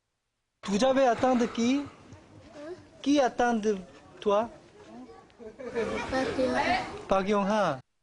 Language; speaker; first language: French; non-native, learner; Korean